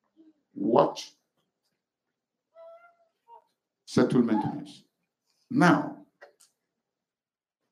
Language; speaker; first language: English; non-native, local second language; Yoruba